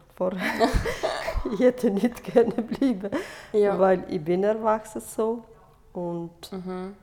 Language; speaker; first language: German; non-native, fluent; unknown